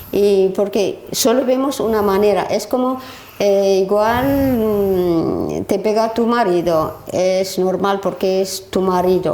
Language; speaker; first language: Spanish; non-native, learner; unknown